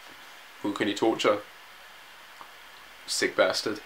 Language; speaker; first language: English; native; English